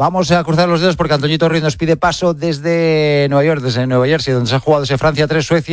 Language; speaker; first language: Spanish; native; Spanish